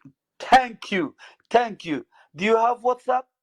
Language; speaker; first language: English; non-native, learner; Somali